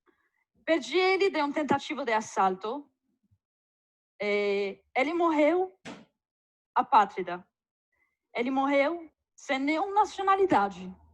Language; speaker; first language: Portuguese; non-native, fluent; Arabic